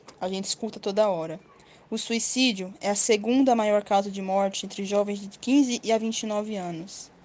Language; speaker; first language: Portuguese; native; Portuguese